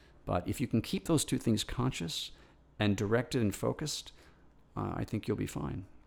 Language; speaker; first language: English; native; English